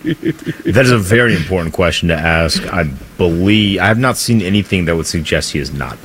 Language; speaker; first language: English; native; English